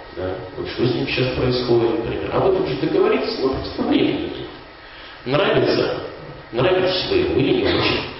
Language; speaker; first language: Russian; native; Russian